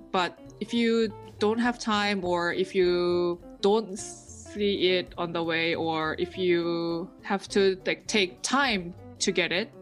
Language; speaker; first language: English; native; English